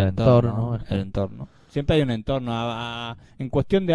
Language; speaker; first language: Spanish; native; Spanish